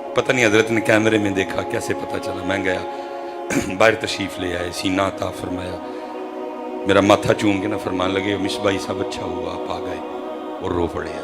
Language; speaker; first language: Urdu; non-native, local second language; Punjabi